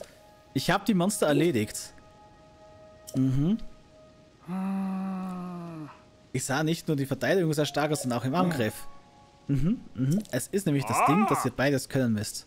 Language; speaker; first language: German; native; German